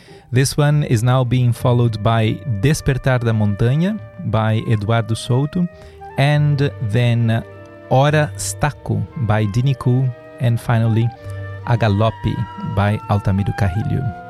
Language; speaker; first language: English; non-native, fluent; Portuguese